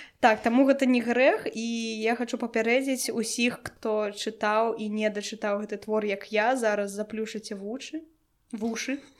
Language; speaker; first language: Belarusian; non-native, local second language; Russian